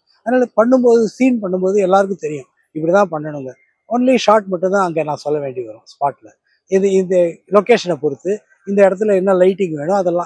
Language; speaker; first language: Tamil; native; Tamil